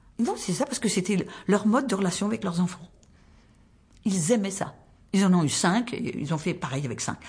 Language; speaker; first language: French; native; French